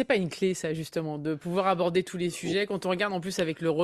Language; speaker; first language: French; native; French